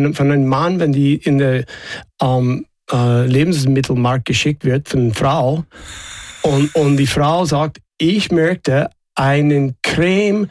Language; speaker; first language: German; non-native, fluent; English